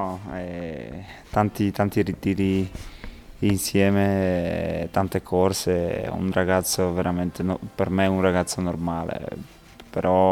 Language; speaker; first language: Italian; non-native, fluent; Polish